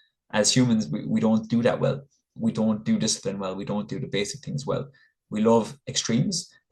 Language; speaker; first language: English; native; English